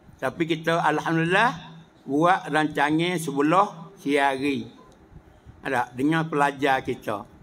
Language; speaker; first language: Malay; native; Malay